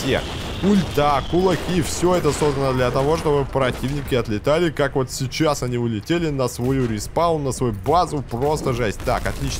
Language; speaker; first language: Russian; native; Russian